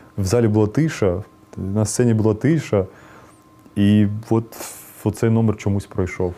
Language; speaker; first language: Ukrainian; non-native, local second language; Russian